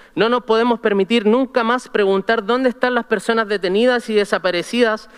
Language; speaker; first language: Spanish; native; Spanish